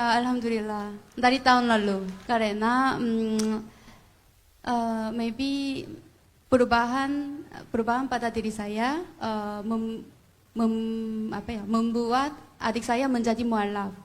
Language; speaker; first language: Indonesian; non-native, learner; Korean